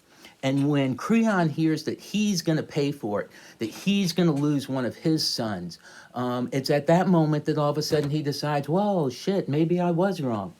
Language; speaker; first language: English; native; English